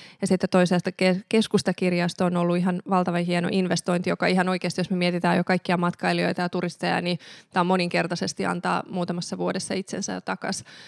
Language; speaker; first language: Finnish; early bilingual, other home language; Persian